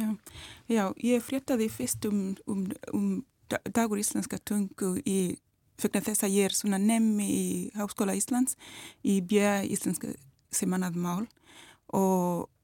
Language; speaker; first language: Icelandic; non-native, learner; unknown